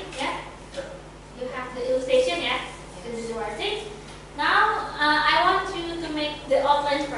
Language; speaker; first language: English; non-native, fluent; Indonesian